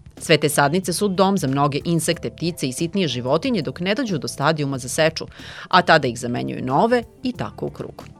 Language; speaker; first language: Serbian; native; Serbian